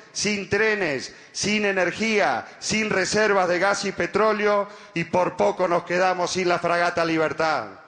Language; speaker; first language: Spanish; native; Spanish